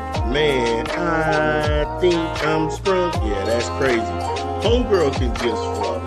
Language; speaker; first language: English; native; English